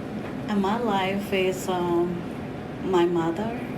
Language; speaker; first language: English; non-native, learner; Spanish